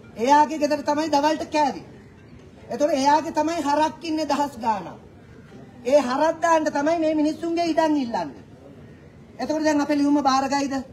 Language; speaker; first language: Sinhala; native; Sinhala